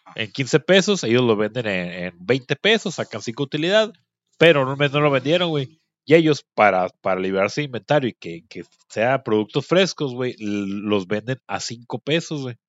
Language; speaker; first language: Spanish; native; Spanish